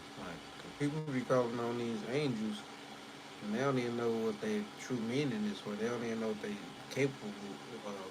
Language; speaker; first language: English; native; English